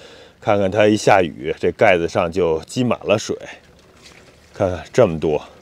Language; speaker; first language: Chinese; native; Chinese